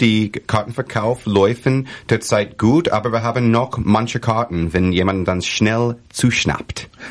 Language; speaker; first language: German; non-native, fluent; English